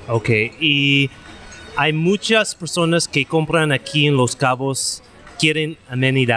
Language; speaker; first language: Spanish; non-native, learner; English